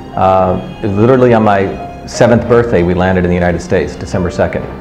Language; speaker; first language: English; early bilingual, other home language; Tamil